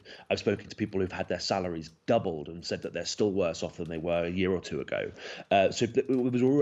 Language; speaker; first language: English; native; English